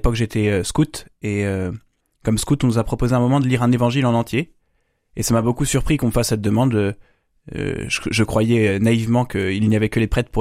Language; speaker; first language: French; native; French